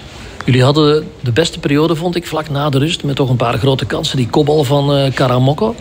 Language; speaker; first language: Dutch; native; Dutch